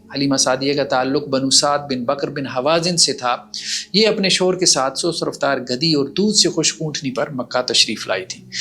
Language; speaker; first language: Urdu; native; Urdu